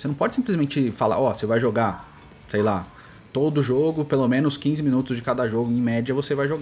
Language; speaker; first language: Portuguese; native; Portuguese